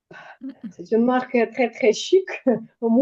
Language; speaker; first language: French; non-native, fluent; Ukrainian